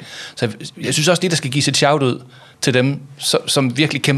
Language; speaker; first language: Danish; native; Danish